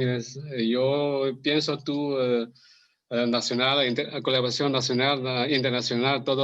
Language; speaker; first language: Spanish; non-native, learner; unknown